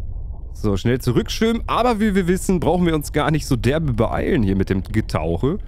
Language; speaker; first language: German; native; German